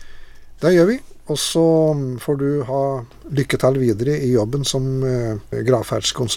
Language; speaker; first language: Norwegian; native; Norwegian